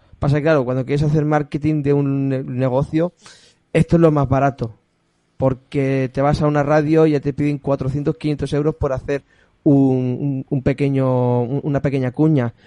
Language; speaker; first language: Spanish; native; Spanish